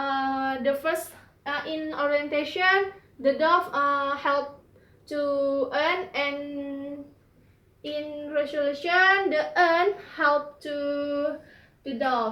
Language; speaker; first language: English; non-native, learner; Indonesian